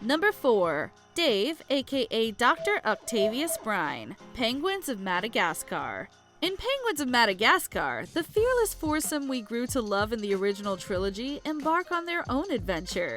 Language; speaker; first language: English; native; English